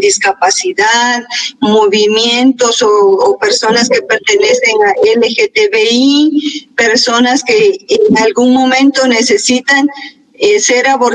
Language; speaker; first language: Spanish; native; Spanish